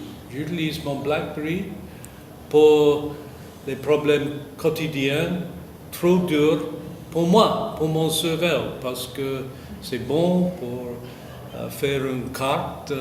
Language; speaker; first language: French; non-native, fluent; English